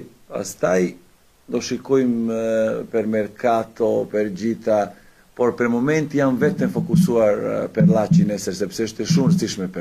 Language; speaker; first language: Albanian; non-native, learner; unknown